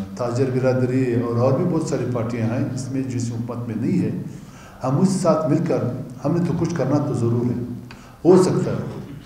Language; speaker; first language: Urdu; non-native, local second language; Baluchi